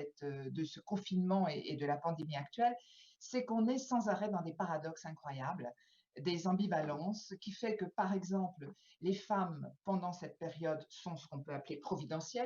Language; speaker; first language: French; native; French